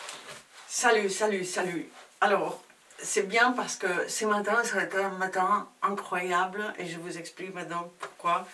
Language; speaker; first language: French; non-native, fluent; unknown